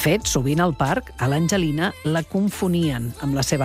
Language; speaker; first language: Catalan; native; Catalan